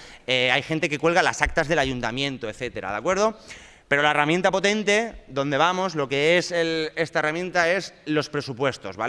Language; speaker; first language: Spanish; native; Spanish